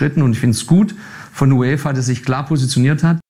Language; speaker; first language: German; native; German